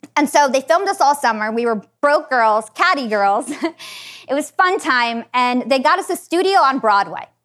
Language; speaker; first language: English; native; English